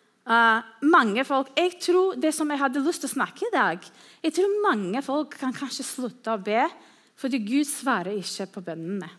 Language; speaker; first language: Norwegian; non-native, fluent; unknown